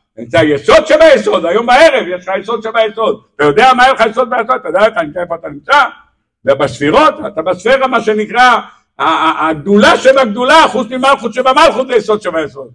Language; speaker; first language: Hebrew; native; Hebrew